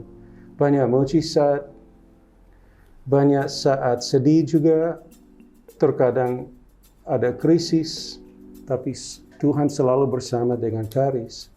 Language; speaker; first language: Indonesian; non-native, local second language; English